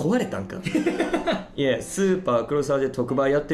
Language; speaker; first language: Japanese; native; Japanese